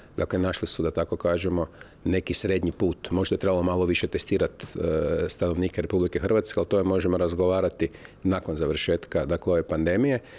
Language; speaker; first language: Croatian; native; Croatian